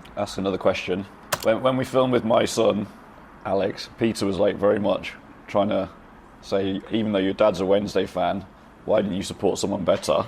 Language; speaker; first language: English; native; English